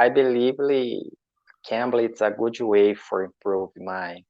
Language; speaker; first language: English; non-native, learner; Portuguese